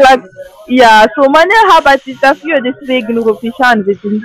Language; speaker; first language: German; non-native, learner; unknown